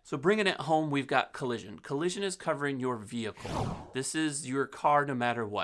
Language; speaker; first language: English; native; English